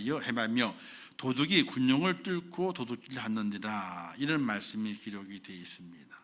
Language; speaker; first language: Korean; native; Korean